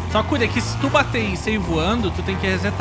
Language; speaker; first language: Portuguese; native; Portuguese